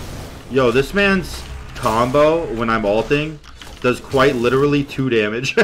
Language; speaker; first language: English; native; English